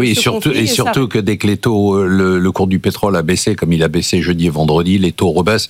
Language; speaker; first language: French; native; French